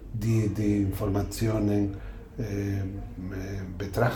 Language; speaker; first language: German; non-native, learner; Spanish